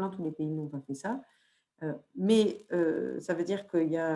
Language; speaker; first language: French; native; French